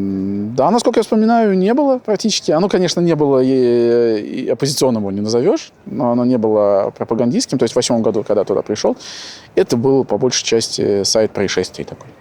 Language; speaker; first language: Russian; native; Russian